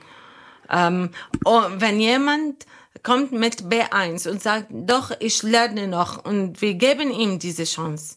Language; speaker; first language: German; non-native, learner; Arabic